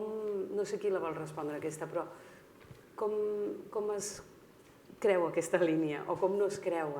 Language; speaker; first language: Catalan; native; Catalan